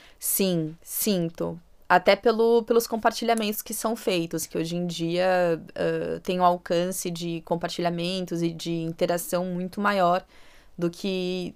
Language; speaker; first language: Portuguese; native; Portuguese